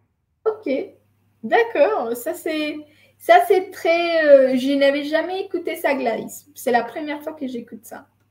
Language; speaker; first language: French; non-native, fluent; Spanish